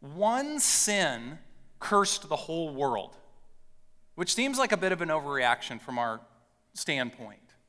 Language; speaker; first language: English; native; English